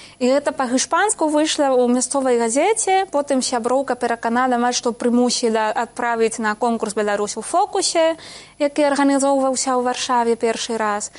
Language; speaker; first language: Belarusian; non-native, fluent; Spanish